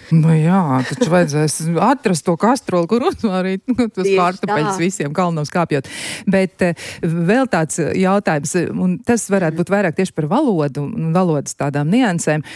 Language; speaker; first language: Latvian; native; Latvian